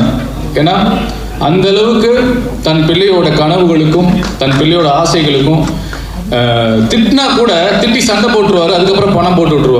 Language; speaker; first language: Tamil; native; Tamil